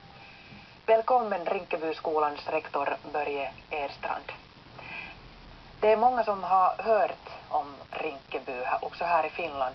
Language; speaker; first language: Swedish; non-native, local second language; Finnish